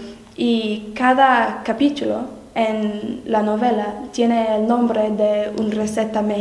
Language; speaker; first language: Spanish; non-native, learner; English